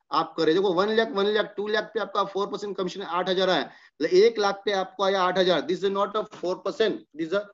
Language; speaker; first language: Hindi; non-native, local second language; Marathi